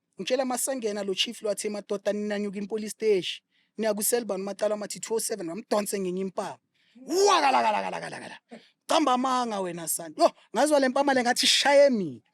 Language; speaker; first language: Zulu; non-native, local second language; Southern Sotho